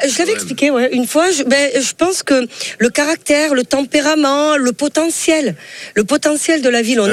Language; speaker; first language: French; native; French